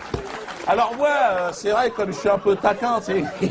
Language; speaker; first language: French; native; French